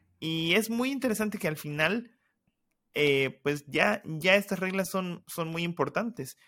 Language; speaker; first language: Spanish; native; Spanish